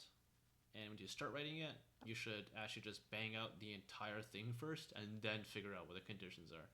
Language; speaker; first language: English; native; English